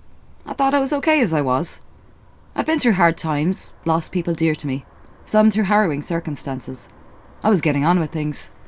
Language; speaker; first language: English; native; English